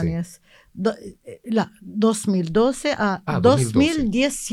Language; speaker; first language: Spanish; non-native, learner; Arabic